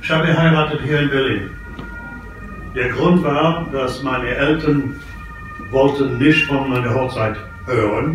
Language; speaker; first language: German; non-native, fluent; English